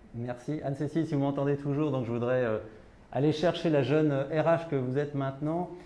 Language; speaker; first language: French; native; French